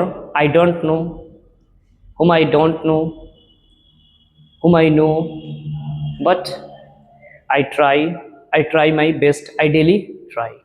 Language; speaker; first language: English; non-native, learner; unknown